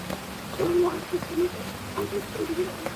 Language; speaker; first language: Indonesian; non-native, local second language; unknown